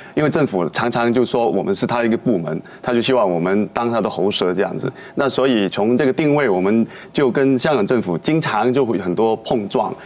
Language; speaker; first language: Chinese; non-native, local second language; Cantonese